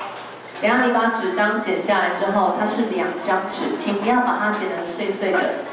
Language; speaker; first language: Chinese; native; Chinese